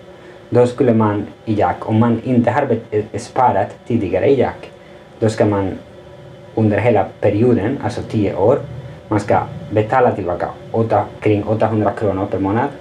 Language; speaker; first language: Swedish; non-native, fluent; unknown